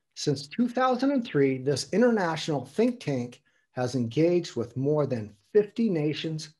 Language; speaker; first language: English; native; English